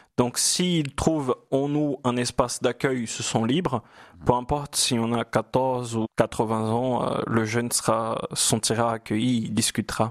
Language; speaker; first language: French; non-native, fluent; Portuguese